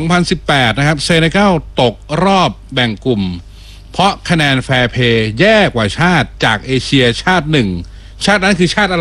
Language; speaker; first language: Thai; native; Thai